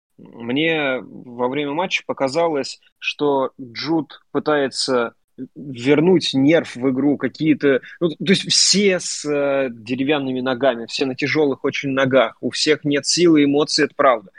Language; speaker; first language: Russian; native; Russian